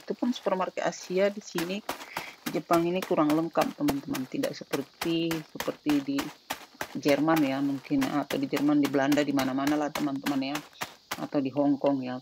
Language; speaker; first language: Indonesian; native; Indonesian